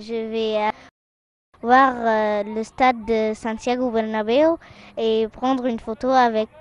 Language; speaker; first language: French; non-native, fluent; Arabic